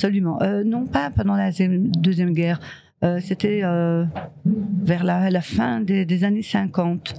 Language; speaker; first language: French; early bilingual, other home language; Riffian